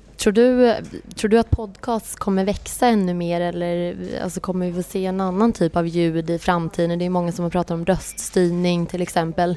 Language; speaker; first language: Swedish; native; Swedish